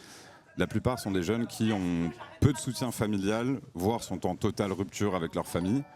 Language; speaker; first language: French; native; French